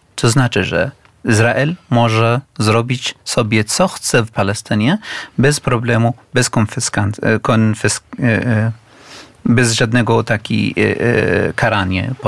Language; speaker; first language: Polish; non-native, fluent; Arabic